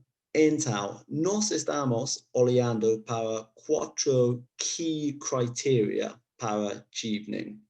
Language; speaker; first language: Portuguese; non-native, learner; English